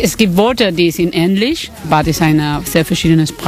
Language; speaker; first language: German; non-native, learner; Catalan